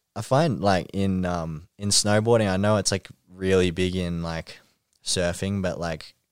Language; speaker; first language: English; native; English